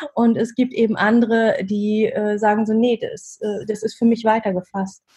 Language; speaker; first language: German; early bilingual, other home language; Vietnamese